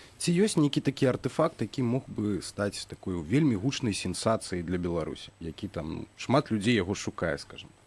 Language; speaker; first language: Belarusian; native; Belarusian